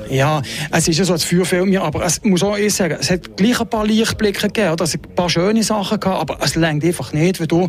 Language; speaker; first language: German; native; German